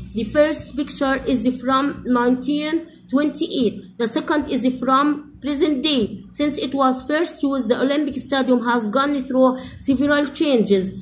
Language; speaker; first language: English; non-native, fluent; Arabic